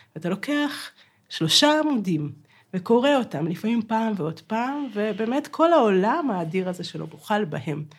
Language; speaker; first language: Hebrew; non-native, fluent; Russian